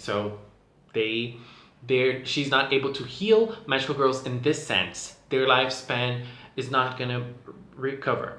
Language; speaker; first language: English; non-native, fluent; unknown